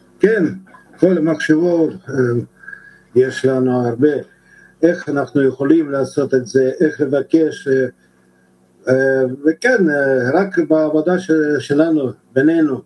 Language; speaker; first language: Hebrew; non-native, fluent; French